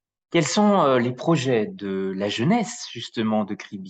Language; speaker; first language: French; native; French